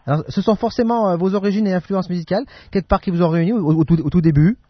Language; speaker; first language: French; native; French